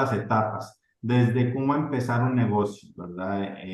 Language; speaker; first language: Spanish; early bilingual, heritage; Spanish